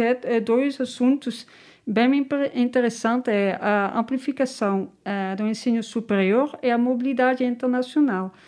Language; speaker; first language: Portuguese; non-native, learner; Dutch